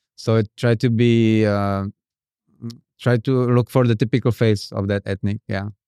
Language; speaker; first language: English; non-native, fluent; Czech